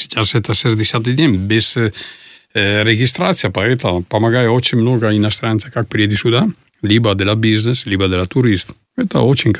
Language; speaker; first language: Russian; non-native, learner; Italian